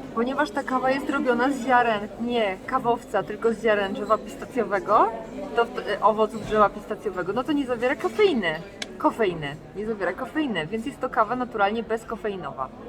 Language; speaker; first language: Polish; native; Polish